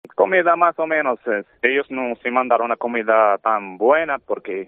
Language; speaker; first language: Spanish; non-native, learner; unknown